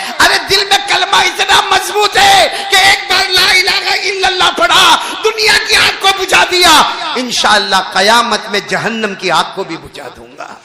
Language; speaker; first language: Urdu; native; Urdu